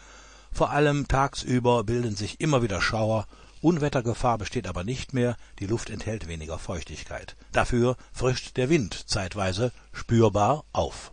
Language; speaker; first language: German; native; German